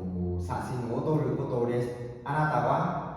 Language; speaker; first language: Japanese; non-native, learner; Vietnamese